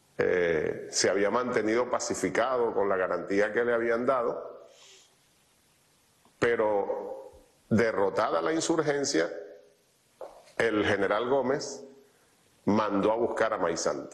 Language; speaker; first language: Spanish; native; Spanish